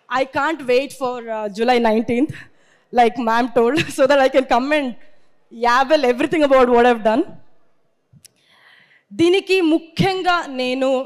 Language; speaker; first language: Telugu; non-native, learner; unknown